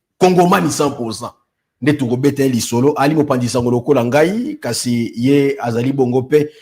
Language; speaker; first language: Lingala; non-native, local second language; Kongo